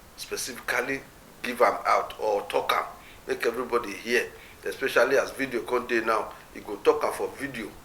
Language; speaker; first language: Nigerian Pidgin; non-native, local second language; Bini